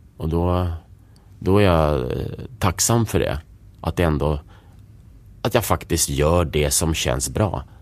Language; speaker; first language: Swedish; early bilingual, other home language; Czech